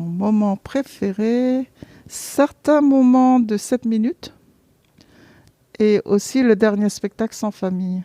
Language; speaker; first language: French; non-native, fluent; Vietnamese